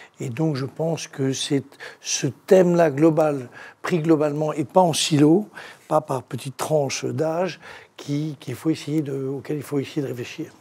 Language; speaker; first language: French; native; French